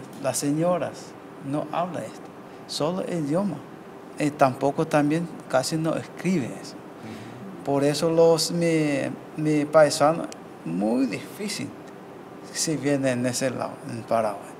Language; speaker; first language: Spanish; non-native, learner; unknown